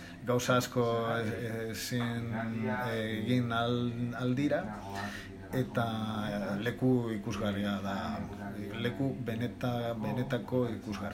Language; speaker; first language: Basque; non-native, learner; Spanish